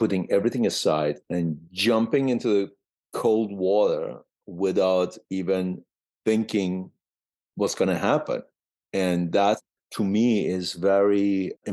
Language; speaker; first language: English; non-native, fluent; Persian